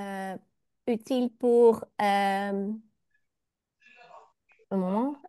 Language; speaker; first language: French; non-native, learner; Dutch